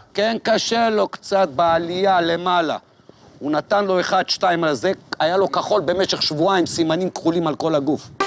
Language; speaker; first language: Hebrew; native; Hebrew